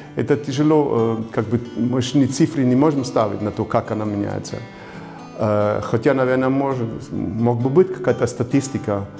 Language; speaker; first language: Ukrainian; non-native, fluent; German